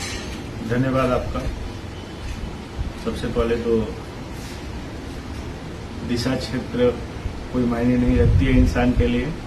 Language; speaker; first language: Hindi; native; Hindi